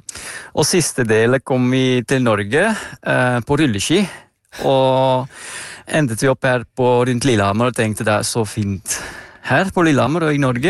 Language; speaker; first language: Norwegian; non-native, fluent; Dutch